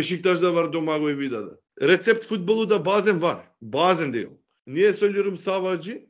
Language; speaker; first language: Turkish; non-native, learner; Macedonian